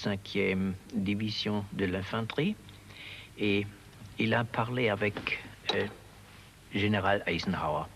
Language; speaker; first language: French; non-native, learner; German